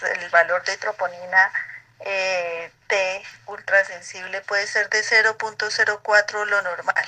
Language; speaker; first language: Spanish; native; Spanish